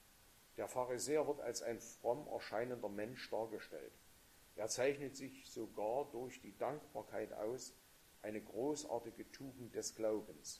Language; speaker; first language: German; native; German